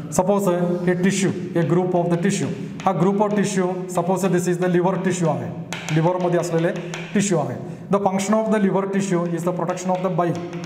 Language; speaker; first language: English; non-native, local second language; Marathi